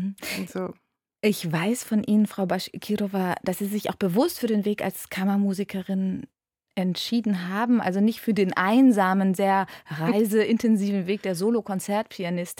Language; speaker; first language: German; native; German